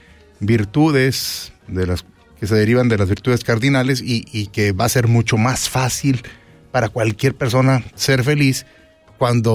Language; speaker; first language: Spanish; native; Spanish